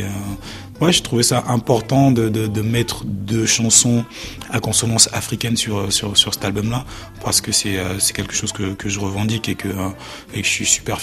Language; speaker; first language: French; early bilingual, other home language; Haitian Creole